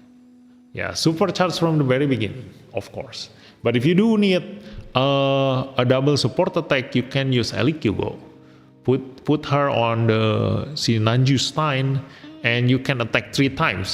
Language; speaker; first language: English; non-native, fluent; Indonesian